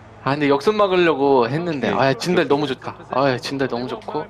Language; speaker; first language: Korean; native; Korean